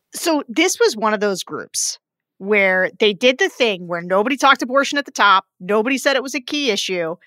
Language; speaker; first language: English; native; English